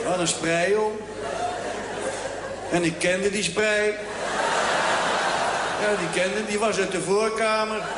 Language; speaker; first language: Dutch; native; Dutch